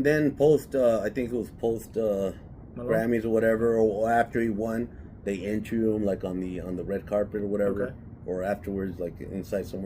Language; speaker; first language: English; native; English